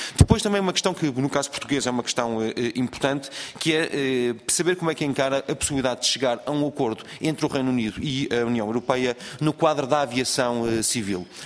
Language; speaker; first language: Portuguese; native; Portuguese